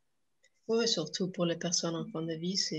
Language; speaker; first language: French; non-native, fluent; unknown